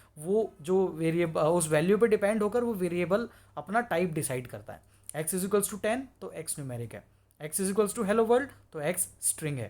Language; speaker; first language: Hindi; native; Hindi